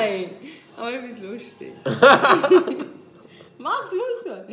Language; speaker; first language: German; native; German